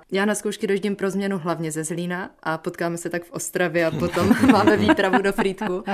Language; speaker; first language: Czech; native; Czech